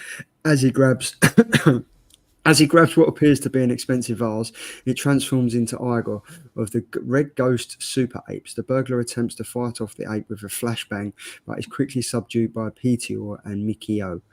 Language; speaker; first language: English; native; English